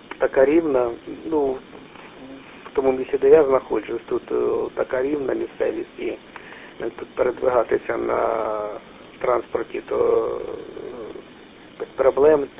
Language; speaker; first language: Ukrainian; non-native, local second language; Russian